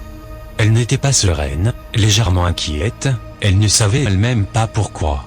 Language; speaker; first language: French; native; French